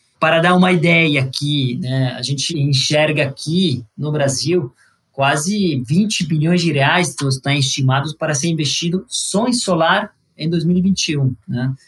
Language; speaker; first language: Portuguese; non-native, fluent; Italian